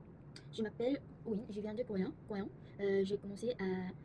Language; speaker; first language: French; non-native, learner; Korean